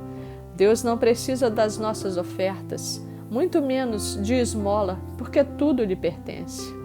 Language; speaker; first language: Portuguese; native; Portuguese